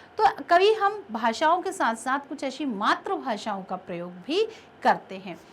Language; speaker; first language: Hindi; native; Hindi